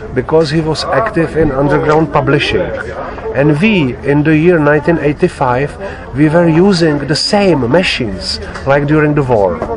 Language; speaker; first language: English; non-native, fluent; Czech